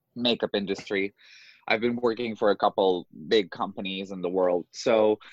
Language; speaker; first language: English; non-native, fluent; Russian